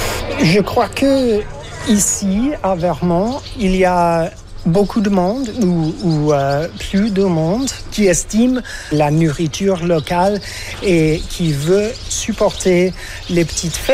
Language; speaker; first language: French; non-native, fluent; English